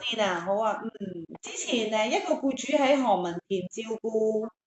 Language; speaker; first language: Cantonese; native; Cantonese